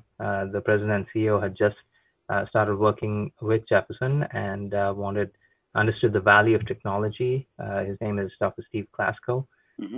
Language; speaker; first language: English; non-native, local second language; Konkani